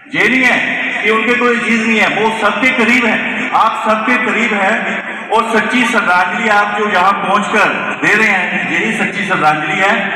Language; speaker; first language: Hindi; non-native, local second language; Punjabi